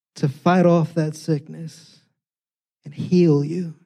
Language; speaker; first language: English; early bilingual, other home language; Spanish